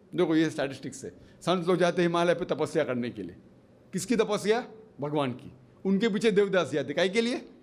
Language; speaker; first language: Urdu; non-native, fluent; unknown